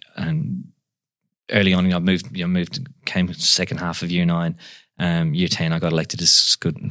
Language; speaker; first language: English; non-native, local second language; Irish